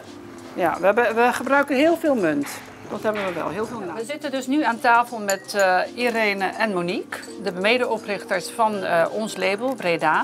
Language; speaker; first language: Dutch; native; Dutch